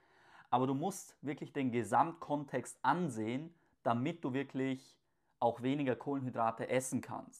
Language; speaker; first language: German; native; German